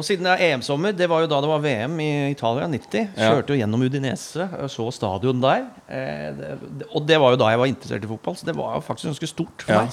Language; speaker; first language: Norwegian; native; Norwegian